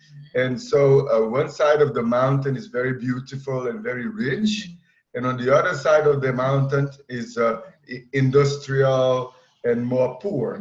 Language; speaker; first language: English; non-native, fluent; Portuguese